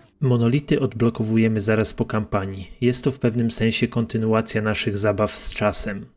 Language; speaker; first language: Polish; native; Polish